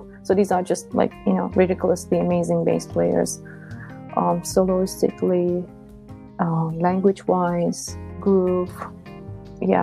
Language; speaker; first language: English; non-native, fluent; Turkish